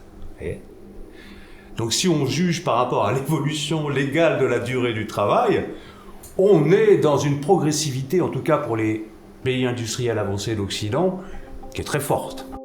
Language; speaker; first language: French; native; French